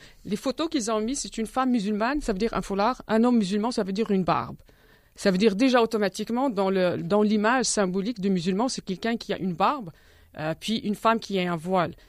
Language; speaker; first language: French; non-native, local second language; Arabic